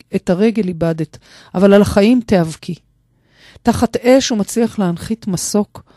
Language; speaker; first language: Hebrew; native; Hebrew